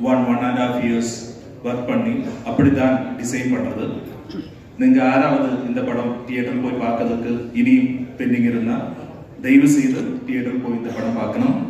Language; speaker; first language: Tamil; non-native, learner; Malayalam